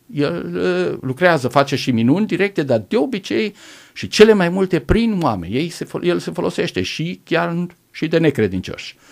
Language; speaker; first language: Romanian; non-native, local second language; German